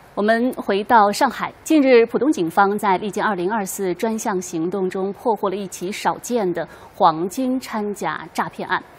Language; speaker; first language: Chinese; native; Chinese